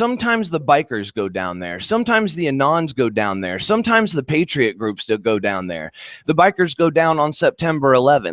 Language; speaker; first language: English; native; English